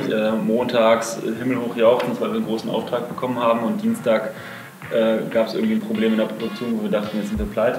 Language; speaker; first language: German; native; German